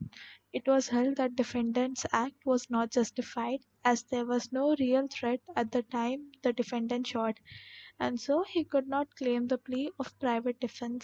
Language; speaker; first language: English; non-native, local second language; Hindi